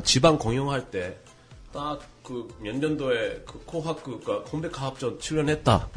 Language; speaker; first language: Korean; non-native, fluent; Japanese